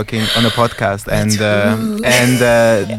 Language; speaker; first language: English; non-native, fluent; French